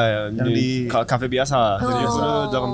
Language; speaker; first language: Indonesian; non-native, fluent; Japanese